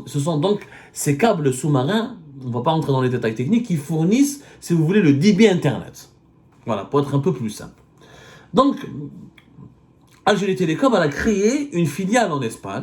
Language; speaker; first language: French; non-native, local second language; Arabic